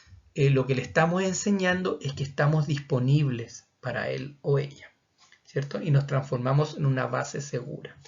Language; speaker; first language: Spanish; native; Spanish